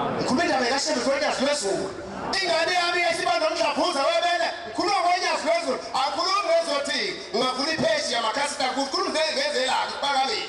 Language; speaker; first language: Zulu; native; Zulu